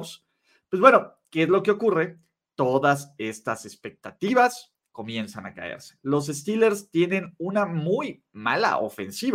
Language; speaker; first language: Spanish; native; Spanish